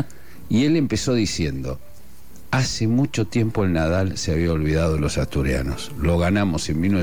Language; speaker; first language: Spanish; non-native, local second language; Asturian